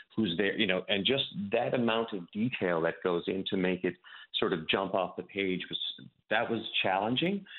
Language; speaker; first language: English; native; English